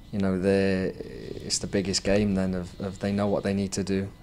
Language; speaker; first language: English; native; English